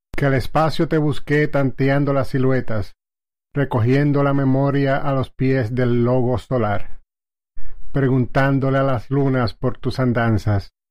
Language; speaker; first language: Spanish; native; Spanish